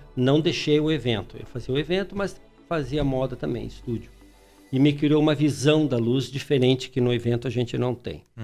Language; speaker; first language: Portuguese; early bilingual, other home language; Spanish